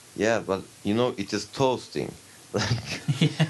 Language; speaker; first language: English; non-native, fluent; Turkish